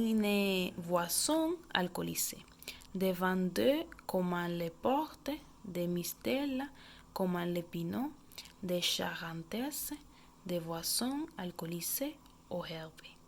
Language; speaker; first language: French; non-native, learner; Spanish